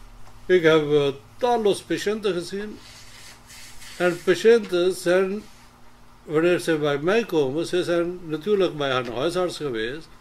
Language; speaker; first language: Dutch; non-native, fluent; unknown